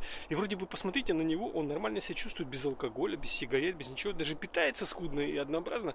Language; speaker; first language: Russian; native; Russian